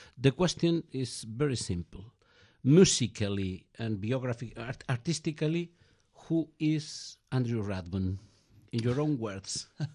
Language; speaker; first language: English; non-native, learner; Galician